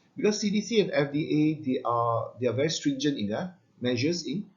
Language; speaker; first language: English; non-native, local second language; Malay